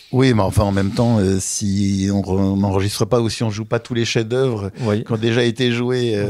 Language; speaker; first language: French; native; French